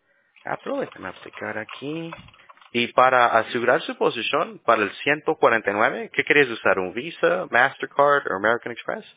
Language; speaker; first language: Spanish; early bilingual, heritage; Spanish